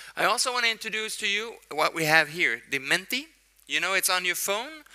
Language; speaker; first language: English; non-native, fluent; Swedish